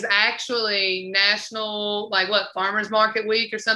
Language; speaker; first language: English; native; English